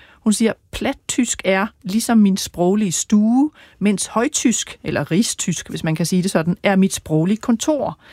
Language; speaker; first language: Danish; native; Danish